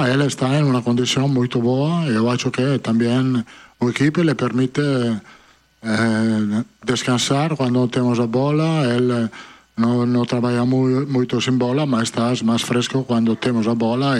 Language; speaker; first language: Portuguese; non-native, fluent; Italian